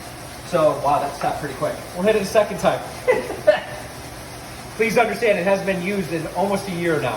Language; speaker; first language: English; native; English